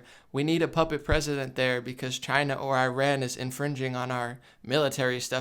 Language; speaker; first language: English; native; English